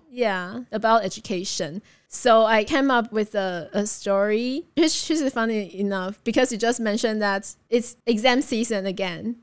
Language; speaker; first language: English; non-native, fluent; Chinese